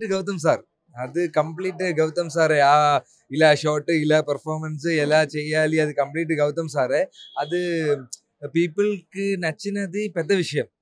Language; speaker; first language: Telugu; non-native, learner; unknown